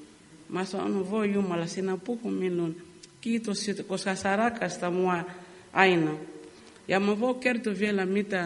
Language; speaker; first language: Finnish; non-native, learner; Lingala